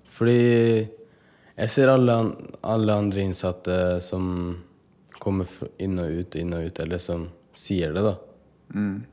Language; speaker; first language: Norwegian; early bilingual, other home language; Kurdish